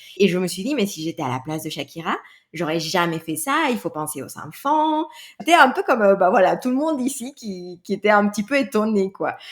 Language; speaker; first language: French; non-native, fluent; Spanish